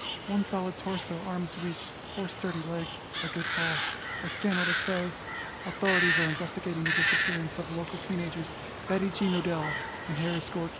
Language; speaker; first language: English; native; English